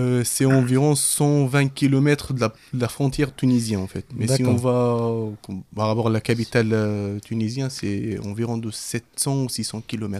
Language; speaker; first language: French; non-native, fluent; Arabic